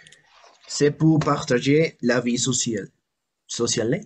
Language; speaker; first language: French; non-native, learner; Spanish